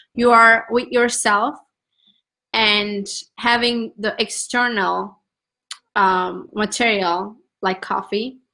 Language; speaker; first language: English; non-native, fluent; Turkish